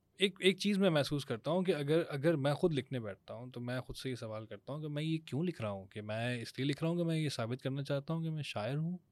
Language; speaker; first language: Urdu; native; Urdu